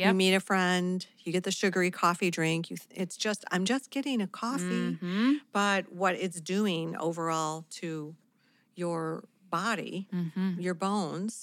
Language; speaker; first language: English; native; English